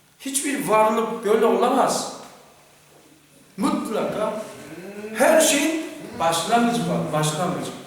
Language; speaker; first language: Turkish; non-native, fluent; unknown